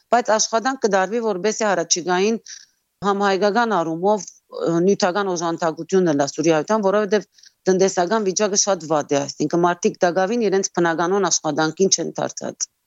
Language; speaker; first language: Armenian; early bilingual, heritage; Armenian